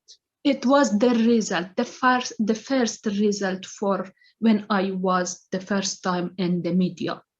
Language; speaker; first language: English; non-native, learner; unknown